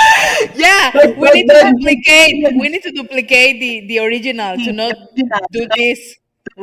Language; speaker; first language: English; non-native, learner; Spanish